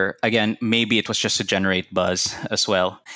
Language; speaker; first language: English; non-native, local second language; Cebuano